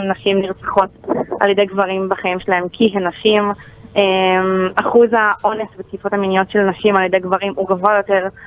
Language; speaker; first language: Hebrew; native; Hebrew